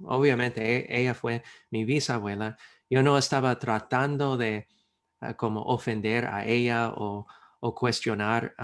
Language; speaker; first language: Spanish; non-native, fluent; English